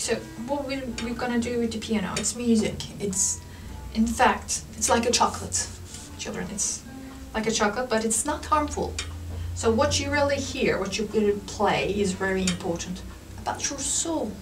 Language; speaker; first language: English; non-native, fluent; Turkish